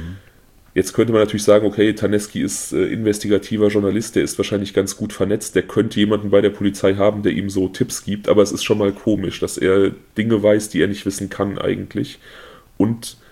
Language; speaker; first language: German; native; German